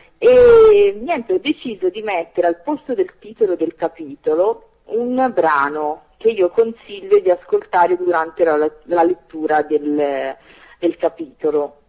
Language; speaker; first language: Italian; native; Italian